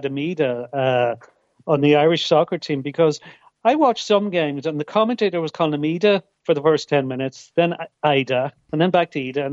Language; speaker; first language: English; native; English